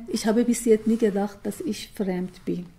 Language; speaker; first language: German; non-native, learner; Persian